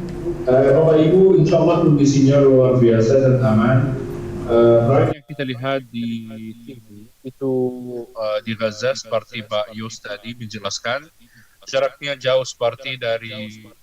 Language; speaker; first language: Indonesian; non-native, fluent; Arabic